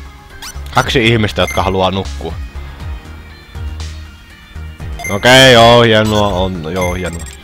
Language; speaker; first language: Finnish; native; Finnish